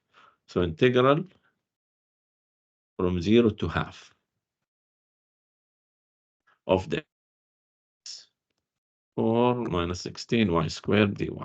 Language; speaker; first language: English; non-native, fluent; Arabic